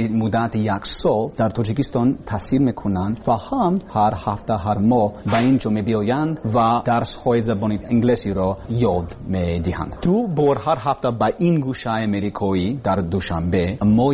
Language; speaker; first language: Persian; non-native, learner; English